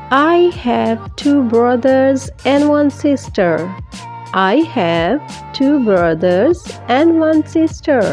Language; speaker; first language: English; non-native, fluent; Urdu